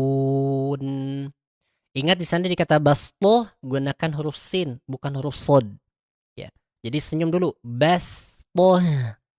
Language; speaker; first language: Indonesian; native; Indonesian